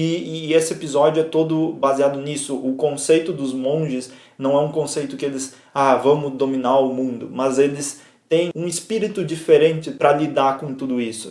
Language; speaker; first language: Portuguese; native; Portuguese